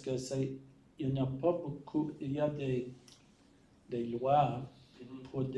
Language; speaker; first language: French; non-native, learner; English